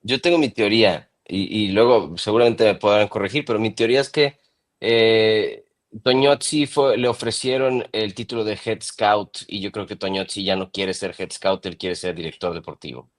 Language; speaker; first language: Spanish; native; Spanish